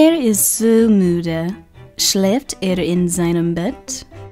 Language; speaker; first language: German; non-native, fluent; English